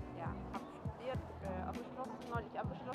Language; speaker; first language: German; non-native, learner; Azerbaijani